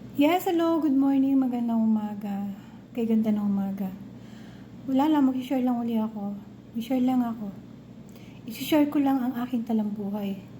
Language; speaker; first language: Filipino; non-native, local second language; Cebuano